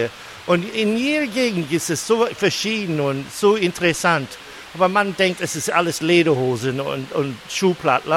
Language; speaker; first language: German; non-native, fluent; English